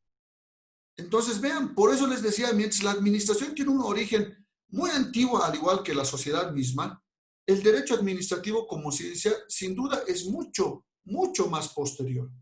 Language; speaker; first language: Spanish; native; Spanish